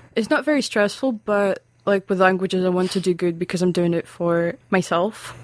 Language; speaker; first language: English; non-native, fluent; Lithuanian